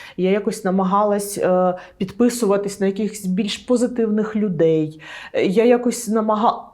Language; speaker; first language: Ukrainian; non-native, local second language; Russian